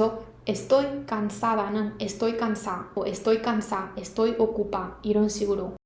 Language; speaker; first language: Spanish; non-native, fluent; Korean